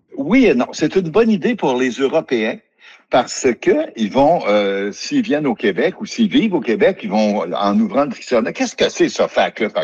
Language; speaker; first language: French; native; French